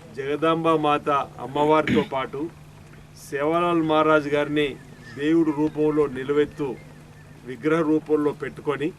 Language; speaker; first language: Telugu; native; Telugu